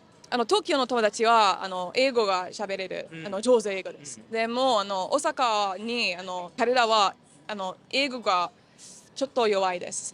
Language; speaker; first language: Japanese; non-native, learner; English